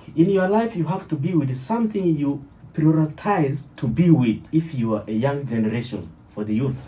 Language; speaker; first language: English; non-native, learner; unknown